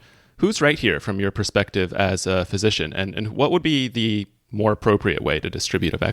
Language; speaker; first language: English; native; English